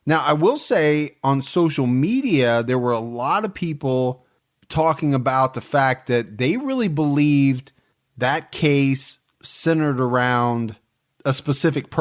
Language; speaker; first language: English; native; English